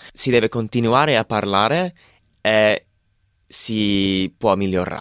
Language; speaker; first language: Italian; non-native, fluent; English